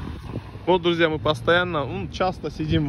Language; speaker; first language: Russian; non-native, local second language; Turkish